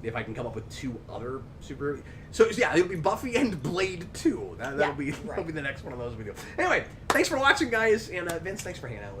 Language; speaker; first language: English; native; English